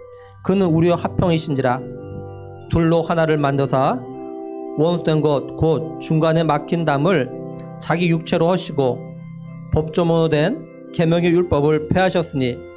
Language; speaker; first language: Korean; native; Korean